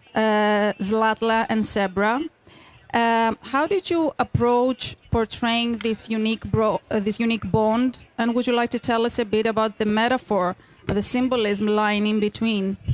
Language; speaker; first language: English; non-native, fluent; Greek